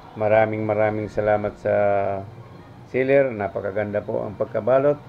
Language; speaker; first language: Filipino; non-native, local second language; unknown